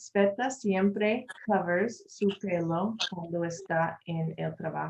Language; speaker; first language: Spanish; non-native, learner; English